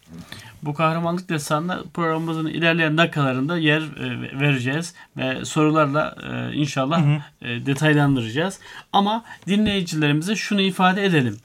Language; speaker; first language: Turkish; native; Turkish